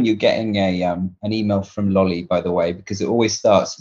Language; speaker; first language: English; native; English